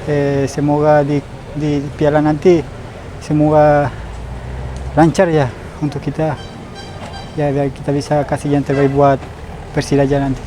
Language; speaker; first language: Indonesian; non-native, fluent; Spanish